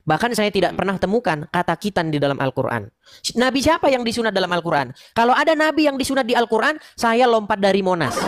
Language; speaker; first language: Indonesian; native; Indonesian